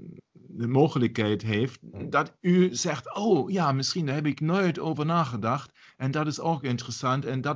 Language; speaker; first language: Dutch; non-native, fluent; German